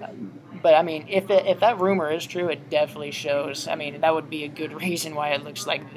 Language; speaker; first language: English; native; English